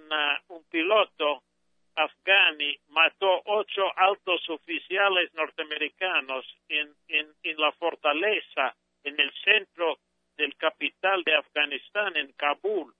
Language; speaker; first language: Spanish; non-native, fluent; English